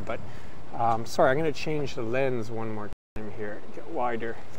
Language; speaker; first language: English; native; English